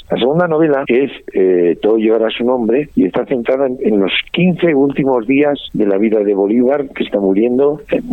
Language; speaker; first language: Spanish; native; Spanish